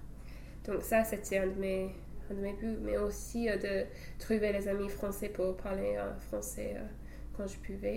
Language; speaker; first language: French; non-native, fluent; English